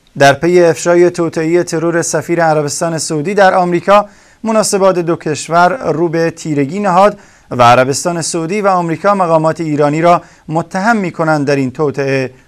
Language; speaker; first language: Persian; non-native, local second language; Kurdish